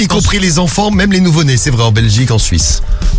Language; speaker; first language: French; native; French